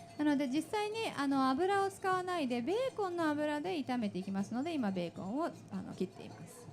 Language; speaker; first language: Japanese; native; Japanese